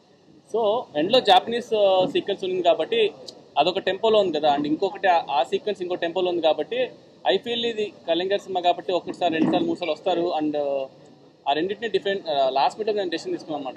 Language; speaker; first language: Telugu; native; Telugu